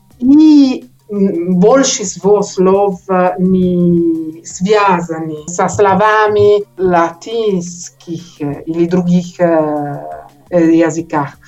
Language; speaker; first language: Russian; non-native, learner; Italian